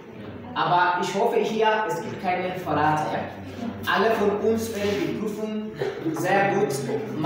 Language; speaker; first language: German; non-native, fluent; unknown